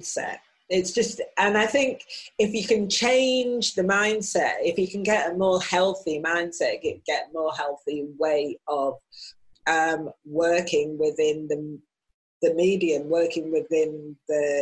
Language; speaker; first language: English; native; English